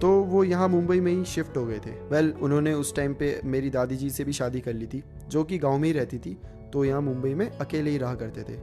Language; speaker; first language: Hindi; native; Hindi